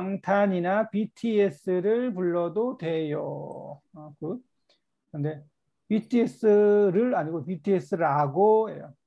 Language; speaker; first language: Korean; native; Korean